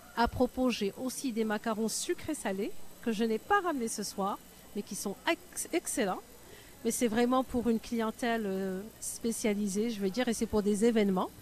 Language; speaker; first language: French; non-native, local second language; Arabic